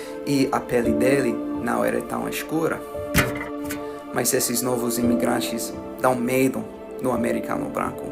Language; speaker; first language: Portuguese; non-native, fluent; English